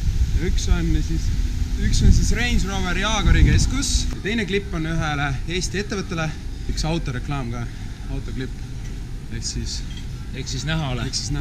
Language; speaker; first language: Estonian; native; Estonian